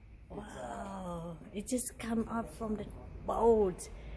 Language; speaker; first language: English; non-native, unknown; Vietnamese